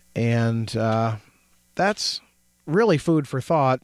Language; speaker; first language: English; native; English